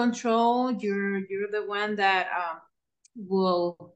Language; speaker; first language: English; non-native, fluent; Spanish